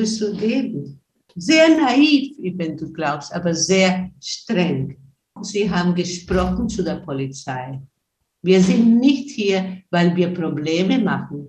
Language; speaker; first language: German; non-native, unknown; Spanish